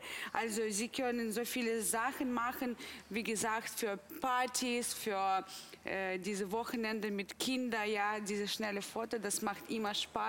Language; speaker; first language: German; non-native, fluent; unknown